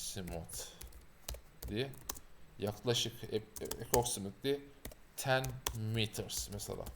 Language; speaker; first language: English; non-native, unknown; Turkish